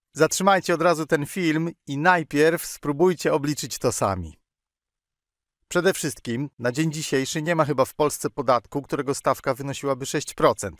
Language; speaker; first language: Polish; native; Polish